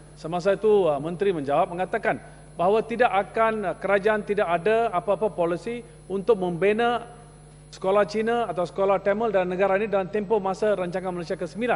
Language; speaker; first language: Malay; non-native, local second language; Tamil